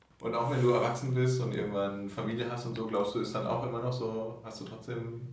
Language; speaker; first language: German; native; German